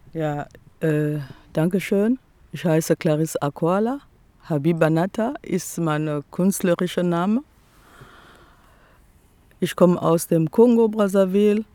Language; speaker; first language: German; non-native, fluent; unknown